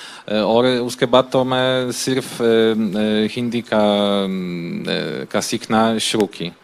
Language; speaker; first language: Hindi; non-native, learner; Polish